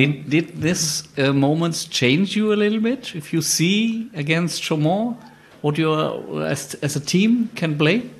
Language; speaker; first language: English; non-native, learner; German